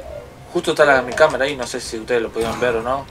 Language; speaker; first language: Spanish; native; Spanish